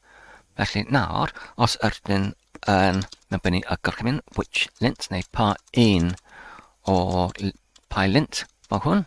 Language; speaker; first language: Welsh; non-native, learner; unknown